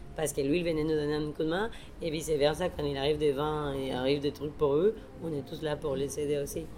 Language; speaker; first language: French; non-native, fluent; Spanish